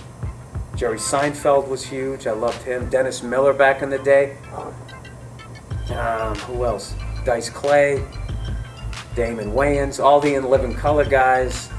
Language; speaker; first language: English; native; English